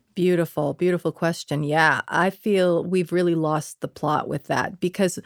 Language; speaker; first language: English; early bilingual, other home language; Spanish